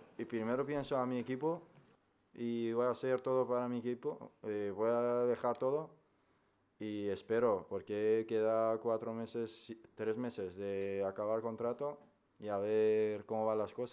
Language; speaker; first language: Spanish; non-native, fluent; Persian